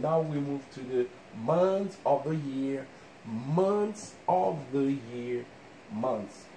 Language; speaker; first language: English; non-native, fluent; Haitian Creole